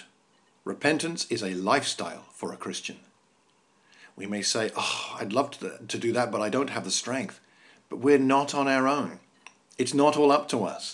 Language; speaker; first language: English; native; English